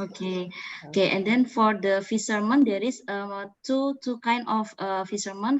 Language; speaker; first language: English; non-native, learner; Indonesian